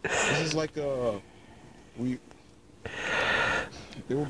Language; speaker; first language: English; native; English